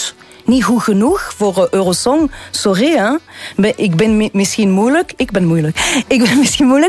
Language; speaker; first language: Dutch; non-native, local second language; French